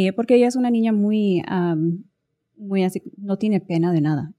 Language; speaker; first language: Spanish; early bilingual, heritage; Spanish